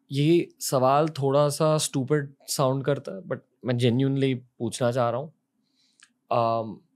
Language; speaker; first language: Hindi; native; Hindi